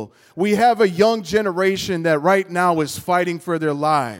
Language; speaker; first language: English; native; English